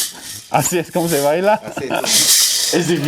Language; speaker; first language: Spanish; non-native, learner; Korean